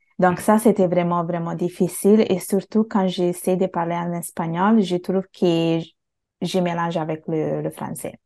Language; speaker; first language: French; non-native, fluent; Bangla